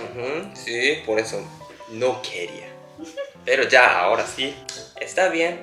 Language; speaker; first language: Spanish; non-native, learner; Japanese